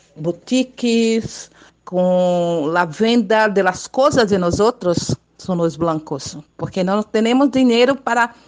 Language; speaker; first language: Spanish; non-native, fluent; Portuguese